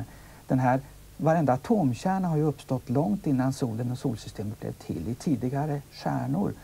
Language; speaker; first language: Swedish; native; Swedish